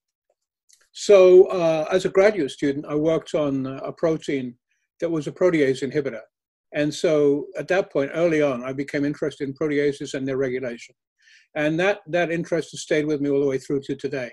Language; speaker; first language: English; native; English